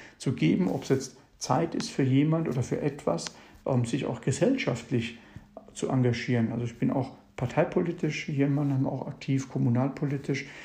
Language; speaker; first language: German; early bilingual, other home language; Italian